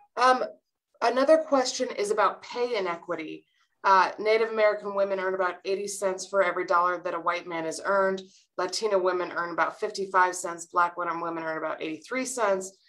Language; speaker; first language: English; native; English